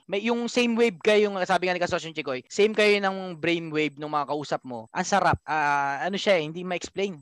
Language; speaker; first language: Filipino; native; Filipino